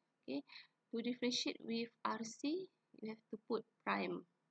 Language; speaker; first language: English; non-native, local second language; Malay